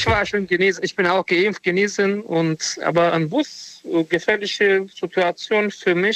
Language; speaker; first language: German; non-native, learner; Romanian